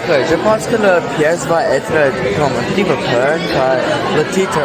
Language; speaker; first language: French; non-native, learner; English